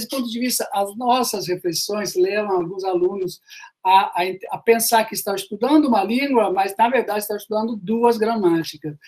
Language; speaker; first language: Portuguese; non-native, fluent; Italian